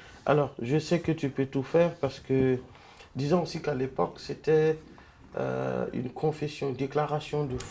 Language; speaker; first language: French; non-native, local second language; Lingala